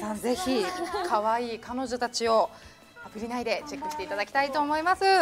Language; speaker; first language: Japanese; native; Japanese